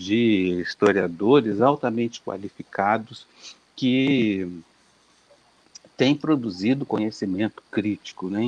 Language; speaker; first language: Portuguese; native; Portuguese